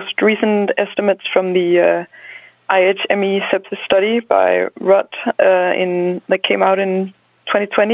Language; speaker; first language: English; non-native, fluent; Danish